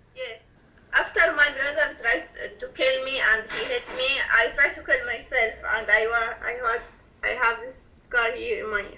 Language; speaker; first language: English; non-native, learner; Arabic